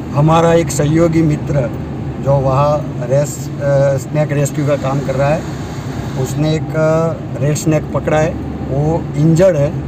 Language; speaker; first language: Hindi; non-native, local second language; Gujarati